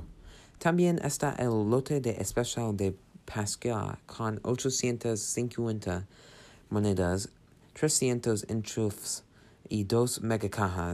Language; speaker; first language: Spanish; non-native, learner; English